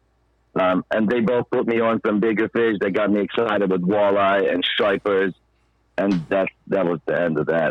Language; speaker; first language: English; non-native, fluent; Ukrainian